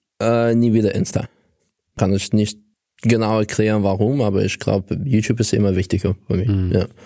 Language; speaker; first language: German; non-native, fluent; Russian